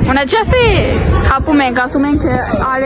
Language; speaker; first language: Armenian; early bilingual, heritage; Armenian